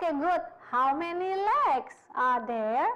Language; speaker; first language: English; non-native, fluent; Indonesian